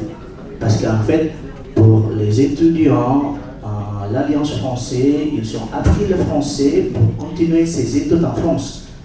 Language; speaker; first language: French; non-native, fluent; Indonesian